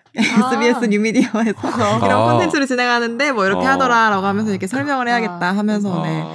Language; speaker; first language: Korean; native; Korean